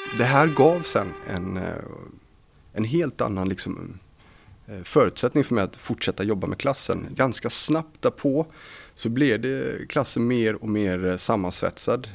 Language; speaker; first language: Swedish; native; Swedish